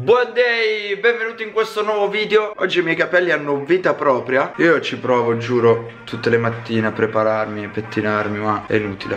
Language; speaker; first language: Italian; native; Italian